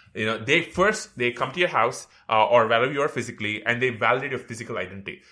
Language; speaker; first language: English; non-native, local second language; Tamil